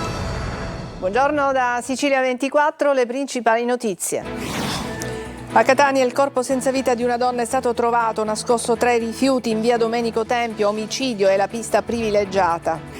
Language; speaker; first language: Italian; native; Italian